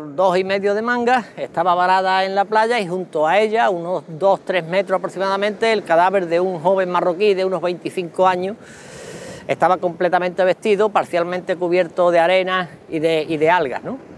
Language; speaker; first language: Spanish; native; Spanish